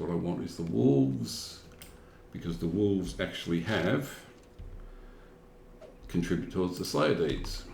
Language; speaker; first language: English; native; English